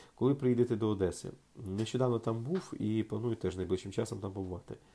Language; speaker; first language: Ukrainian; native; Ukrainian